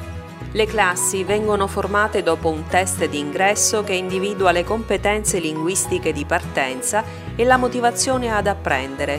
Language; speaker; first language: Italian; native; Italian